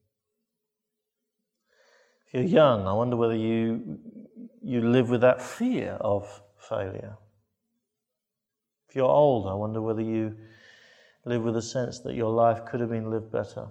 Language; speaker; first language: English; native; English